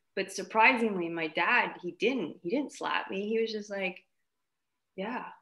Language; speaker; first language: English; native; English